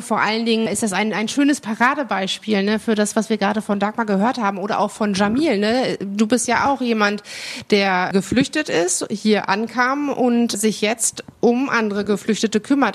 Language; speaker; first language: German; native; German